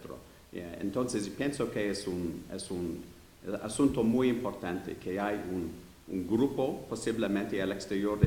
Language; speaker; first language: Spanish; non-native, learner; English